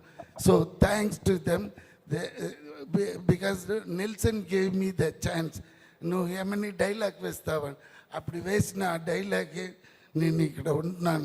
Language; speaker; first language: Telugu; non-native, learner; Tamil